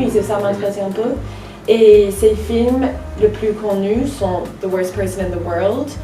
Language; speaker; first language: French; non-native, fluent; English